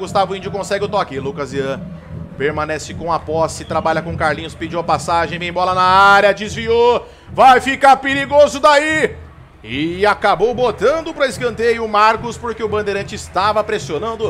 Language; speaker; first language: Portuguese; native; Portuguese